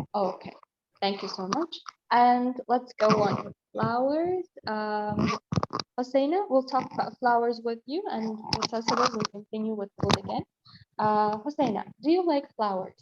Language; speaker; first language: English; non-native, fluent; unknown